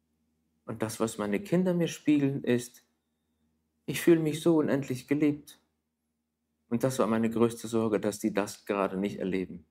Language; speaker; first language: German; native; German